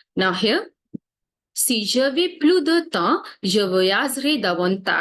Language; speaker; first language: French; non-native, fluent; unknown